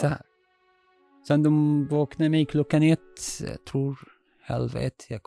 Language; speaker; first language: Swedish; non-native, learner; Arabic